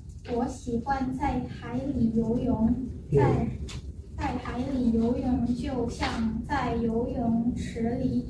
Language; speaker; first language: Chinese; non-native, learner; Indonesian